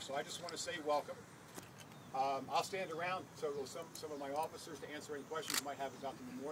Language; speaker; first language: English; native; English